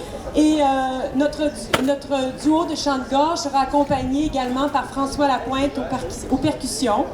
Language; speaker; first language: French; native; French